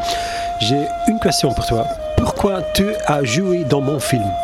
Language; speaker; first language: French; non-native, local second language; Turkish